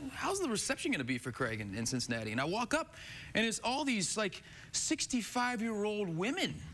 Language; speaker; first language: English; native; English